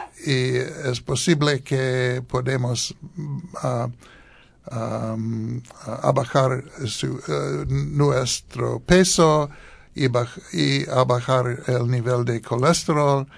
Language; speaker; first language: Spanish; non-native, learner; English